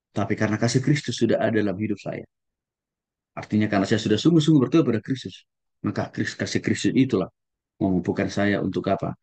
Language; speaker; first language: Indonesian; non-native, local second language; Batak Toba